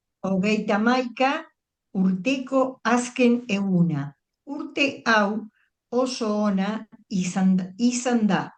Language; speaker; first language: Basque; non-native, learner; Spanish